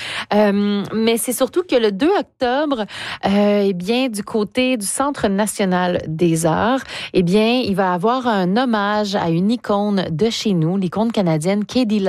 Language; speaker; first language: French; native; French